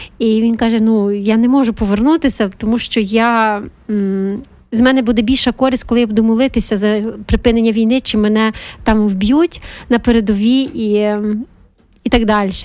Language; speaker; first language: Ukrainian; native; Ukrainian